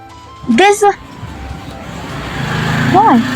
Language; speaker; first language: English; non-native, learner; Chinese